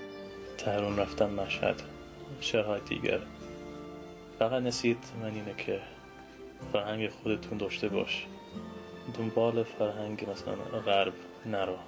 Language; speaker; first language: Persian; early bilingual, heritage; Persian